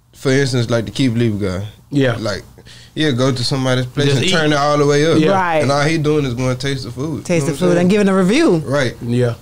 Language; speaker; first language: English; native; English